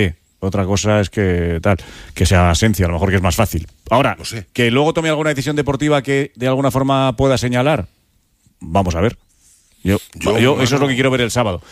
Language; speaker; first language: Spanish; native; Spanish